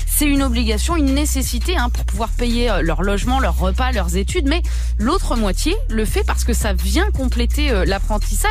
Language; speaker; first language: French; native; French